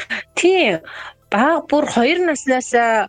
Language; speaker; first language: Mongolian; native; Mongolian